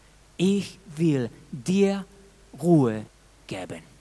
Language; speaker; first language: German; non-native, fluent; Spanish